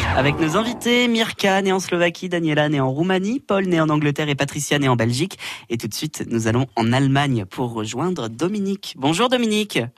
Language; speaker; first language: French; native; French